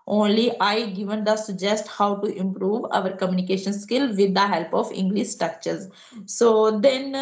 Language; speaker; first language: English; non-native, local second language; Hindi